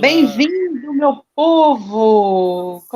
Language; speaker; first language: Portuguese; native; Portuguese